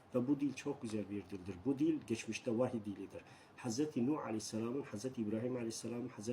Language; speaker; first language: Turkish; non-native, local second language; Kurdish